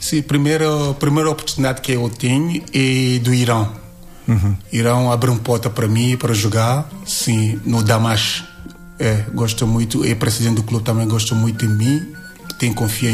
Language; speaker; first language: Portuguese; non-native, learner; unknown